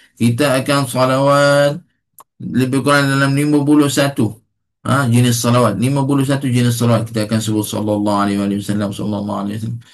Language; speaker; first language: Malay; native; Malay